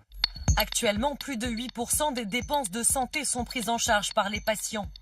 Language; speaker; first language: French; native; French